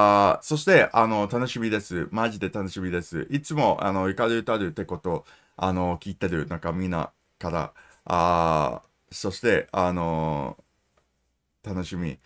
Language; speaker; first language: Japanese; non-native, learner; English